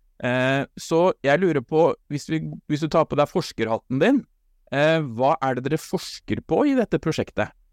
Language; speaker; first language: Norwegian; native; Norwegian